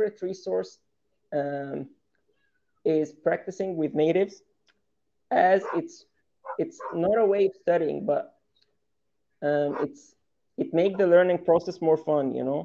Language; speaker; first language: English; non-native, fluent; Arabic